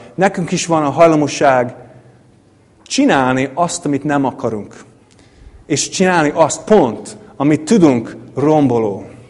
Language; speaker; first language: Hungarian; non-native, fluent; English